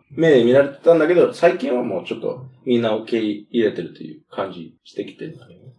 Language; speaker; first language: Japanese; non-native, fluent; English